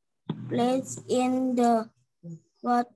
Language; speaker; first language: English; non-native, learner; Indonesian